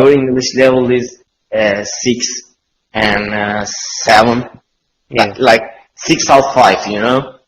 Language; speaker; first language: English; non-native, learner; Turkish